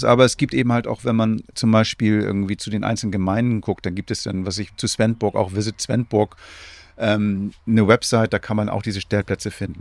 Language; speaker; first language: German; native; German